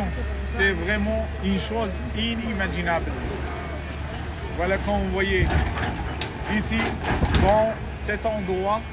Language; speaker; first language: French; non-native, fluent; Arabic